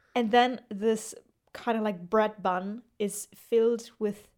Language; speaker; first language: English; non-native, fluent; German